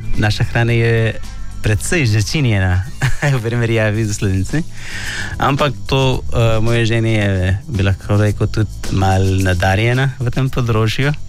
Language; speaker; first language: Slovenian; non-native, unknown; Arabic